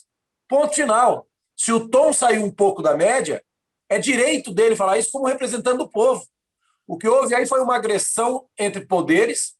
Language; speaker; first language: Portuguese; native; Portuguese